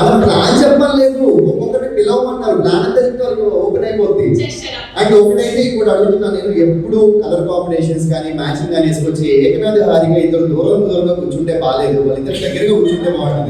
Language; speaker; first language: Telugu; native; Telugu